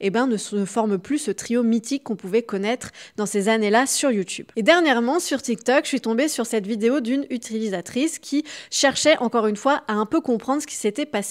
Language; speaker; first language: French; native; French